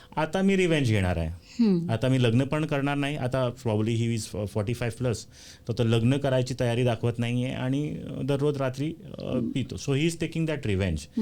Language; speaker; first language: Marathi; non-native, local second language; Konkani